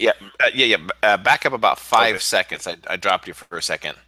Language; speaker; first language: English; native; English